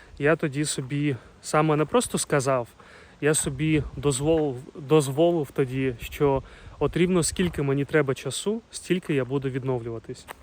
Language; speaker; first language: Ukrainian; non-native, local second language; Russian